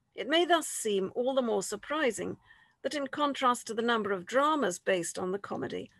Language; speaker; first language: English; native; English